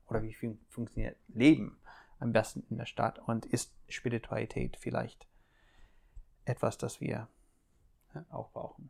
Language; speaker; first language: German; non-native, fluent; English